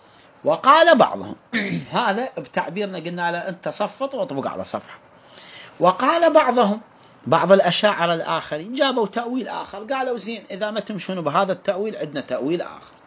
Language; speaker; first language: Arabic; native; Arabic